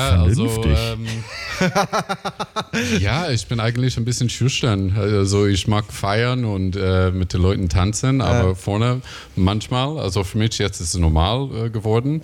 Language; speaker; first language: German; non-native, learner; English